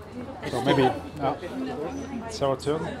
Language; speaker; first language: English; non-native, learner; French